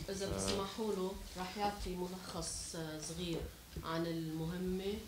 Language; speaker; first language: Arabic; native; Arabic